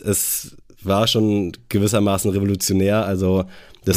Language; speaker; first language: German; native; German